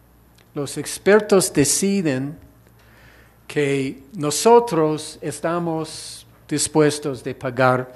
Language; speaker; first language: Spanish; non-native, fluent; English